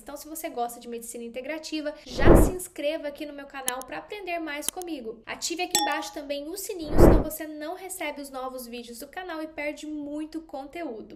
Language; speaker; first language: Portuguese; native; Portuguese